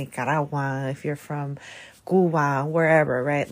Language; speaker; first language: English; native; English